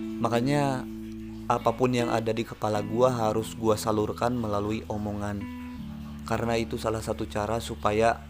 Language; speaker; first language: Indonesian; native; Indonesian